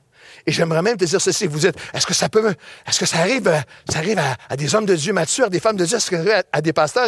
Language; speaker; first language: French; native; French